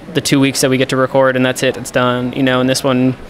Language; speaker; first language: English; native; English